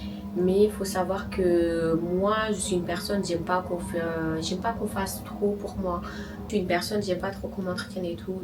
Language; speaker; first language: French; non-native, local second language; Wolof